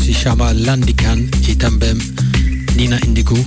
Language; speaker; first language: Portuguese; non-native, learner; English